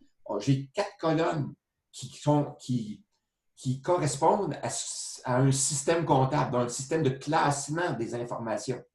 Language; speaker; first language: French; native; French